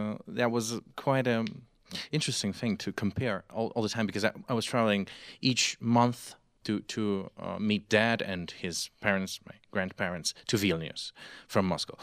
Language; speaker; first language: English; non-native, fluent; Russian